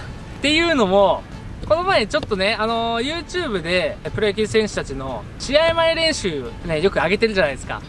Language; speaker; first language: Japanese; native; Japanese